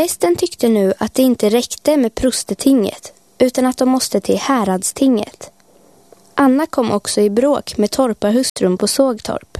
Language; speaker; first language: Swedish; native; Swedish